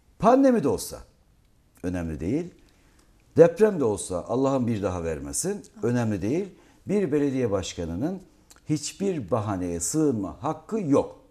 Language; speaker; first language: Turkish; native; Turkish